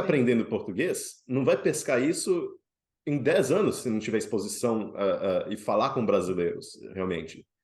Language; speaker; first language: Portuguese; native; Portuguese